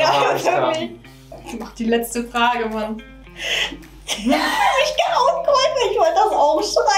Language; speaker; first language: German; native; German